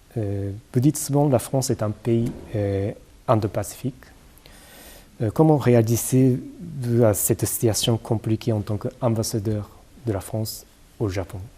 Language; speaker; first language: French; non-native, fluent; Japanese